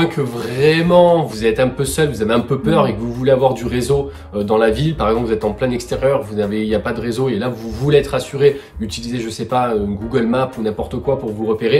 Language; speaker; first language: French; native; French